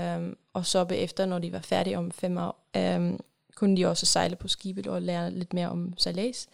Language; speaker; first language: Danish; non-native, fluent; German